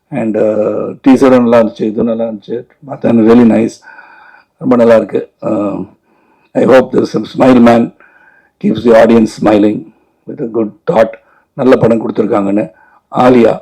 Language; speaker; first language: Tamil; native; Tamil